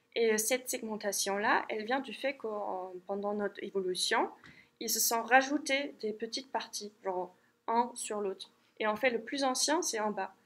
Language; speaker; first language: French; non-native, fluent; German